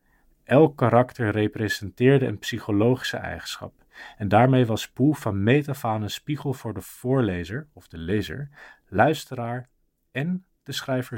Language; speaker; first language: Dutch; native; Dutch